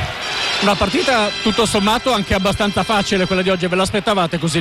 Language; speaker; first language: Italian; native; Italian